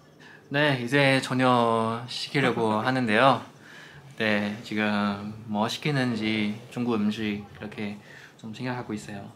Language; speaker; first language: Korean; non-native, fluent; Chinese